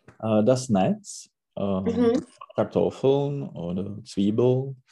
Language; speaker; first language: German; non-native, learner; Czech